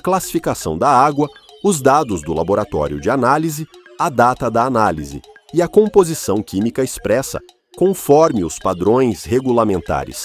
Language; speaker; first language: Portuguese; native; Portuguese